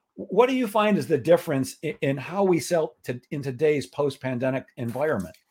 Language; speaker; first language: English; native; English